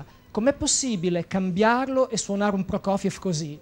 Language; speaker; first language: Italian; native; Italian